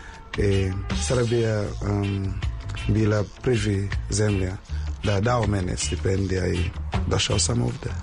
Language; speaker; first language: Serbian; non-native, learner; English